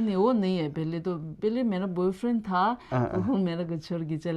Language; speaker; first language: Hindi; non-native, learner; Tibetan